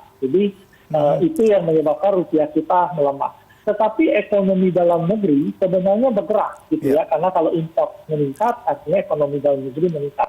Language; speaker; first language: Indonesian; native; Indonesian